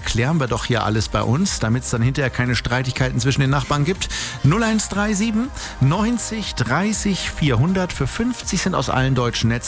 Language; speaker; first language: German; native; German